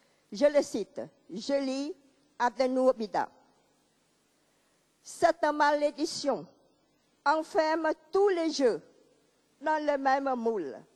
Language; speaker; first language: French; non-native, fluent; Khmer